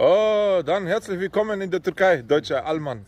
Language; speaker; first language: German; early bilingual, other home language; Bosnian